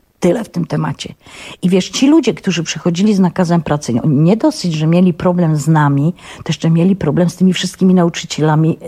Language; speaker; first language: Polish; native; Polish